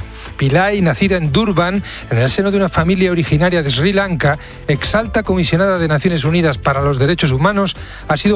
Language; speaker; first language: Spanish; native; Spanish